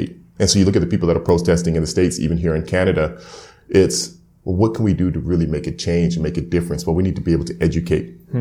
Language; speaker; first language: English; native; English